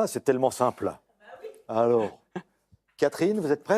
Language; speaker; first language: French; native; French